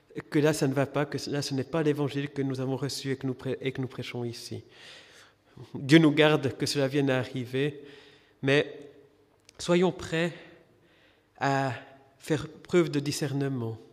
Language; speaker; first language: French; native; French